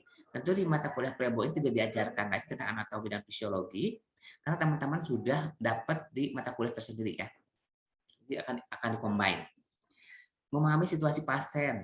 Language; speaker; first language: Indonesian; native; Indonesian